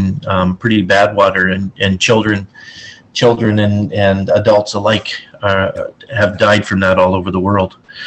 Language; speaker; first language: English; native; English